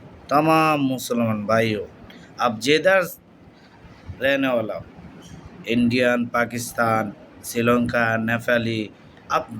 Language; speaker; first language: Hindi; non-native, learner; Bangla